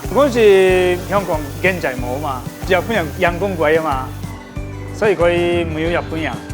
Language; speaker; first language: Cantonese; non-native, fluent; Japanese